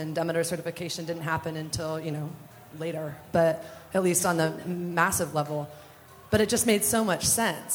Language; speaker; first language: English; native; English